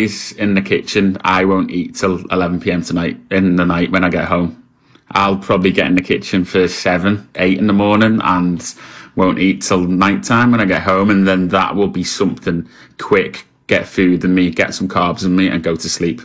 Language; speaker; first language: English; native; English